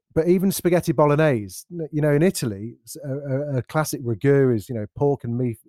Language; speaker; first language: English; native; English